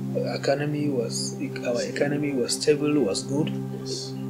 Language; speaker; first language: English; non-native, local second language; Hausa